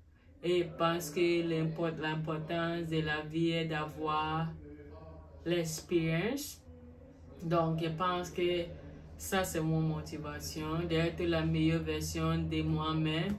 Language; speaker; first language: French; non-native, learner; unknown